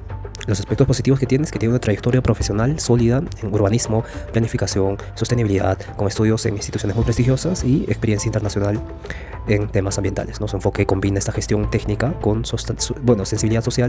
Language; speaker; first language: Spanish; native; Spanish